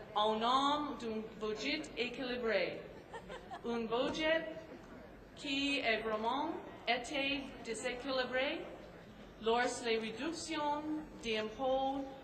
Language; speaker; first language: French; non-native, learner; English